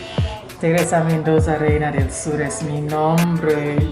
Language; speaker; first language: Spanish; non-native, learner; English